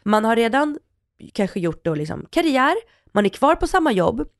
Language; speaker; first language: Swedish; early bilingual, other home language; Russian